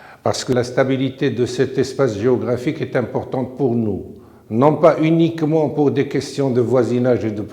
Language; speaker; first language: French; non-native, local second language; Arabic